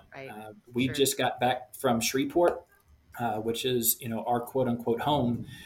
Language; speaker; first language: English; native; English